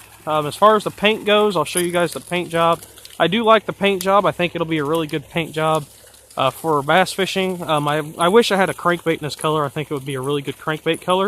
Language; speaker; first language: English; native; English